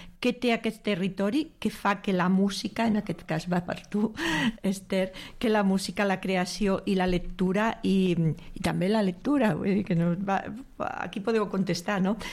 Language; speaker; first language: Catalan; native; Catalan